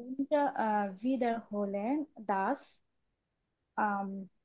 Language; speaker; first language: German; non-native, learner; Bangla